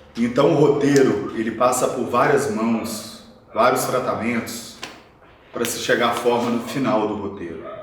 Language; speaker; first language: Portuguese; native; Portuguese